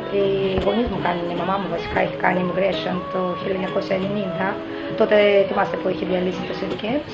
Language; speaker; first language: Greek; early bilingual, other home language; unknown